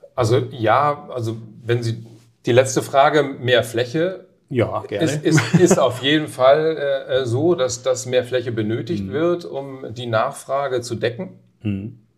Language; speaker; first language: German; native; German